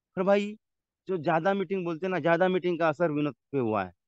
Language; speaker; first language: Hindi; non-native, local second language; Marathi